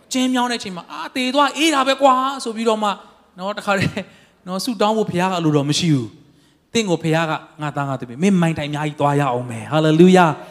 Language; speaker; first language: Burmese; non-native, local second language; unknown